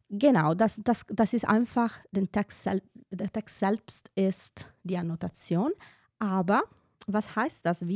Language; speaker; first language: German; non-native, fluent; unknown